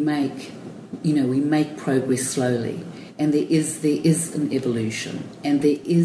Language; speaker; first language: English; native; English